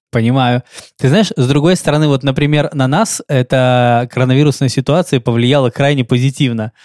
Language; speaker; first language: Russian; native; Russian